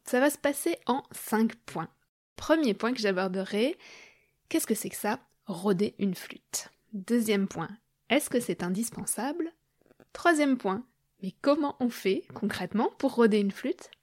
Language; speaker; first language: French; native; French